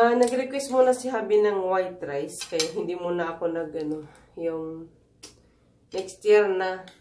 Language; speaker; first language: Filipino; non-native, local second language; Cebuano